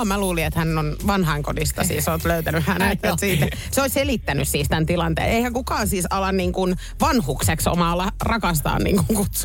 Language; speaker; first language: Finnish; native; Finnish